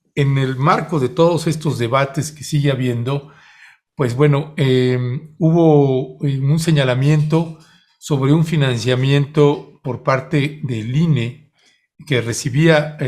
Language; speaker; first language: Spanish; native; Spanish